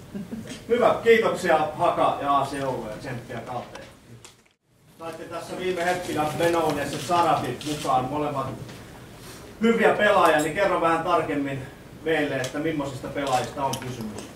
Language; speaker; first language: Finnish; native; Finnish